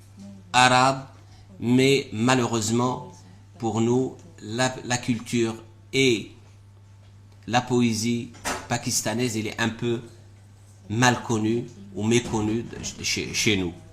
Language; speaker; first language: French; non-native, local second language; Arabic